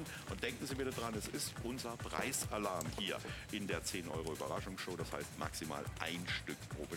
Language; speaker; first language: German; native; German